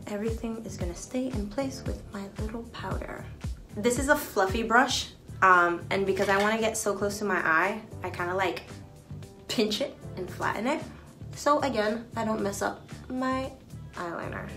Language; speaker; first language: English; early bilingual, other home language; Spanish